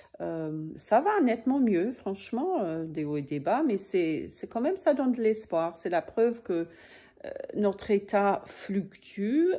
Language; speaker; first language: French; native; French